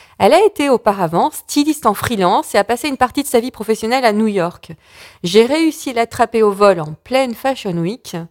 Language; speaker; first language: French; native; French